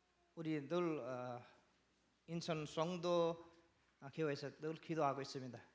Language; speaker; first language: Korean; non-native, learner; Nepali